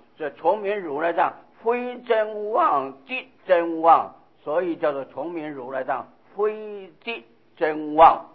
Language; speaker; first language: Chinese; non-native, local second language; Hakka Chinese